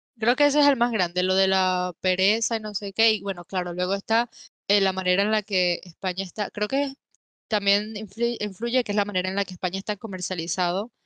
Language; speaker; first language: Spanish; native; Spanish